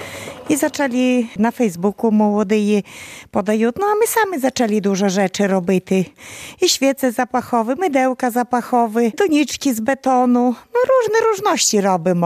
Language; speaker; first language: Polish; non-native, local second language; Ukrainian